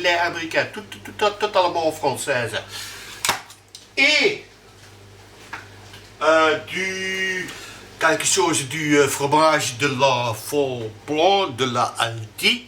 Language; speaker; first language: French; non-native, learner; Dutch